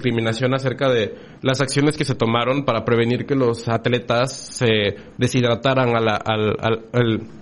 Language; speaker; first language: Spanish; native; Spanish